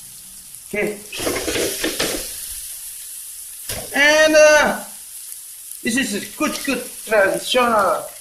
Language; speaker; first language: English; non-native, learner; Indonesian